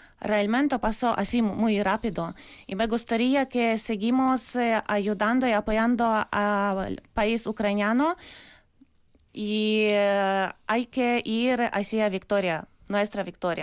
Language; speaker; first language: Spanish; non-native, learner; Ukrainian